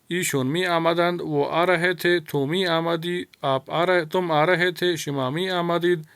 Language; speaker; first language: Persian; non-native, fluent; Urdu